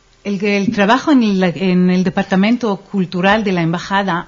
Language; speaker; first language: Spanish; non-native, fluent; Hebrew